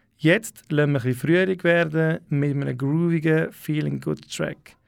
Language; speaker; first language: German; native; German